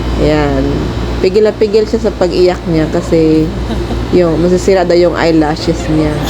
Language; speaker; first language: Filipino; non-native, local second language; Cebuano